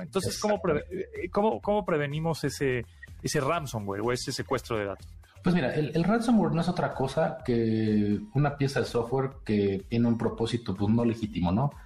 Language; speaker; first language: Spanish; native; Spanish